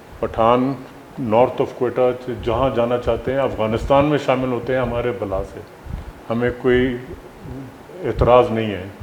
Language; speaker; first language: Urdu; non-native, local second language; Baluchi